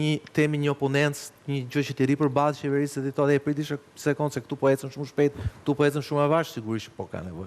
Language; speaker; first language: Albanian; native; Albanian